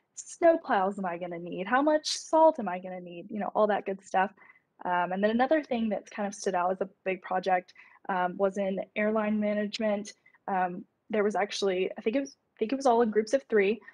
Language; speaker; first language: English; native; English